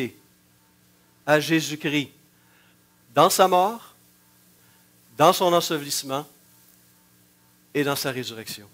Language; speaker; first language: French; native; French